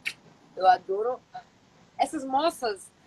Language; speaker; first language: Portuguese; non-native, fluent; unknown